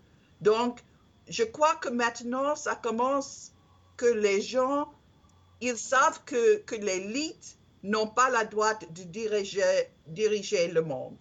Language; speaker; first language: French; non-native, learner; English